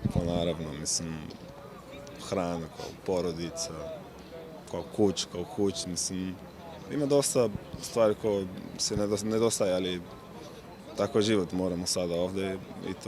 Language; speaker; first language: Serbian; non-native, learner; Portuguese